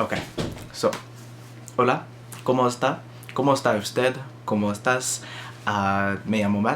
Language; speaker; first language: Spanish; non-native, learner; English